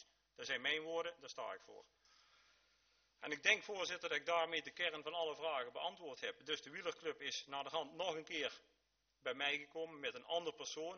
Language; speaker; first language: Dutch; native; Dutch